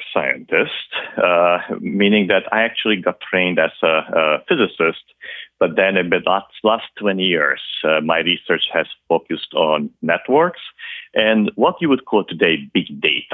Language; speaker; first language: English; non-native, fluent; Hungarian